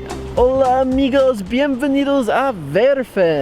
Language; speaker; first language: Spanish; non-native, learner; English